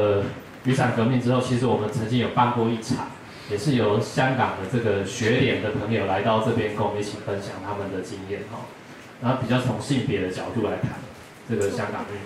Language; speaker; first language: Chinese; native; Chinese